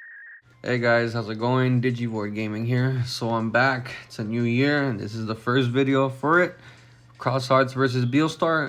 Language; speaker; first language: English; native; English